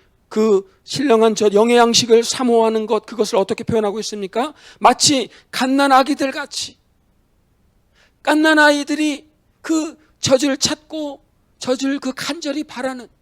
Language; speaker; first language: Korean; native; Korean